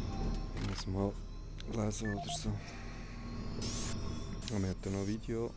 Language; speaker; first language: German; native; German